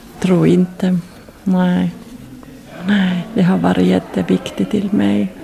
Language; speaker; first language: Swedish; non-native, fluent; Finnish